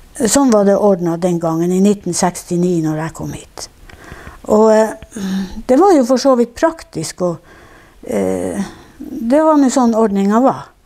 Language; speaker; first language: Norwegian; native; Norwegian